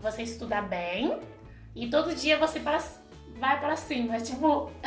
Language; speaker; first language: Portuguese; non-native, fluent; Chinese